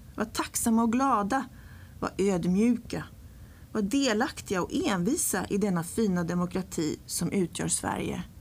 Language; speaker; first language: Swedish; early bilingual, other home language; English